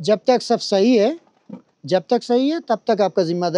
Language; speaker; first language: Hindi; non-native, fluent; Bangla